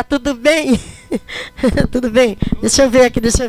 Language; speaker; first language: Portuguese; native; Portuguese